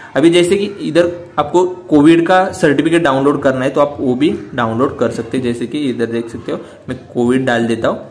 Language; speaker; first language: Hindi; non-native, local second language; Marathi